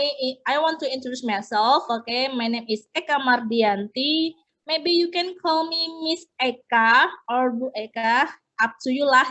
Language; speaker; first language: English; non-native, learner; Indonesian